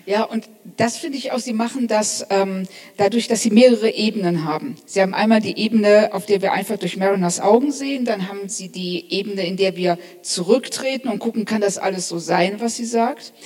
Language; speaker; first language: German; native; German